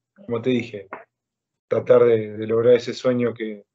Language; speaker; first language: Spanish; native; Spanish